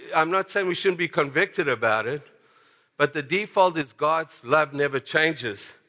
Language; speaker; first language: English; native; English